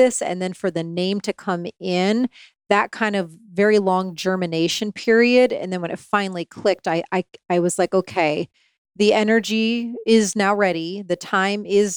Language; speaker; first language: English; native; English